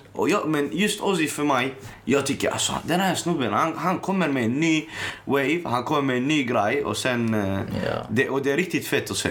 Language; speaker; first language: Swedish; early bilingual, other home language; Arabic